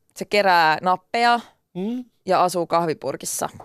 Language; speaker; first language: Finnish; non-native, local second language; Swedish